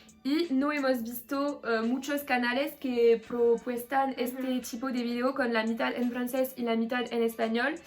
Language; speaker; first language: Spanish; non-native, learner; French